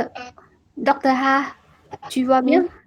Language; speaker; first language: French; non-native, fluent; Vietnamese